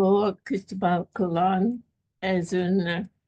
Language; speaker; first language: Spanish; non-native, fluent; English